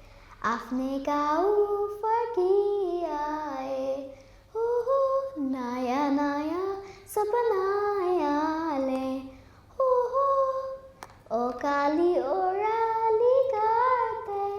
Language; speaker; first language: Nepali; early bilingual, heritage; Nepali